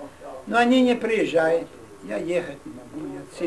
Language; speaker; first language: Russian; non-native, fluent; Yiddish